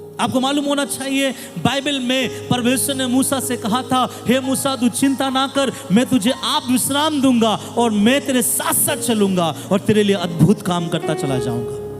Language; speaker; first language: Hindi; non-native, local second language; Bangla